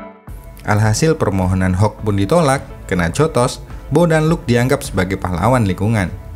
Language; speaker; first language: Indonesian; native; Indonesian